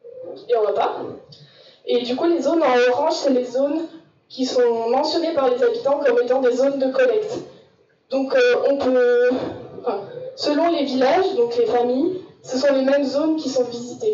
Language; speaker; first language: French; native; French